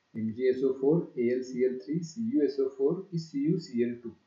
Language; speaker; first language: English; non-native, local second language; Marathi